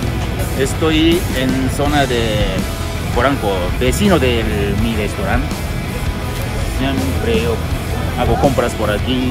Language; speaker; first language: Spanish; non-native, learner; Japanese